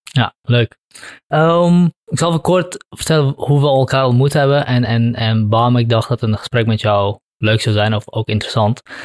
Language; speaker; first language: Dutch; early bilingual, other home language; Kurdish